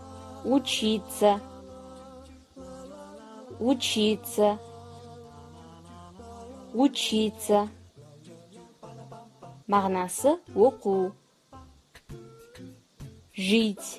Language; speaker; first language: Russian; non-native, fluent; Kazakh